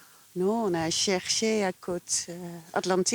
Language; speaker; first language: French; non-native, fluent; Dutch